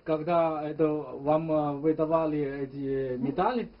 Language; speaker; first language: Russian; non-native, learner; Chinese